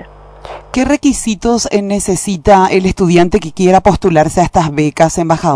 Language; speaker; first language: Spanish; native; Spanish